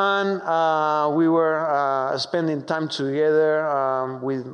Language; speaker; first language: English; non-native, fluent; Spanish